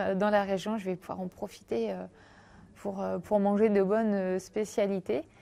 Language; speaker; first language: French; native; French